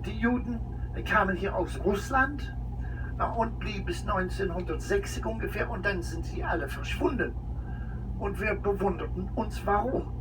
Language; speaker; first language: German; non-native, fluent; English